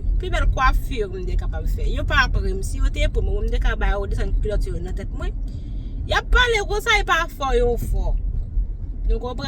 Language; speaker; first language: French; non-native, learner; Haitian Creole